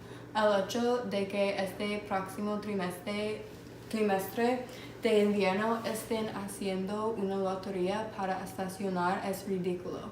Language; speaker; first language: Spanish; non-native, learner; English